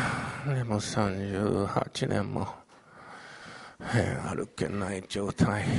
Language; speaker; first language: Japanese; non-native, fluent; Chinese